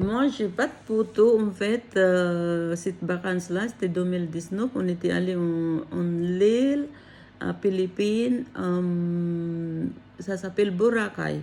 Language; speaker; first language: French; non-native, learner; Filipino